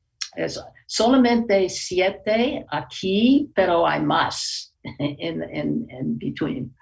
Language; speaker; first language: Spanish; non-native, learner; English